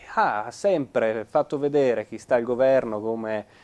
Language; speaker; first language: Italian; native; Italian